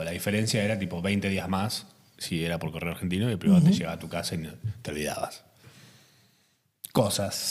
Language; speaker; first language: Spanish; native; Spanish